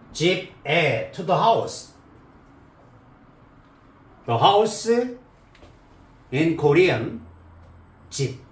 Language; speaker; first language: English; non-native, learner; Korean